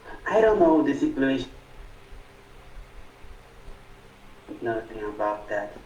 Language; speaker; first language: English; non-native, fluent; Portuguese